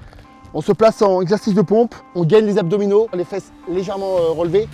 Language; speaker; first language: French; native; French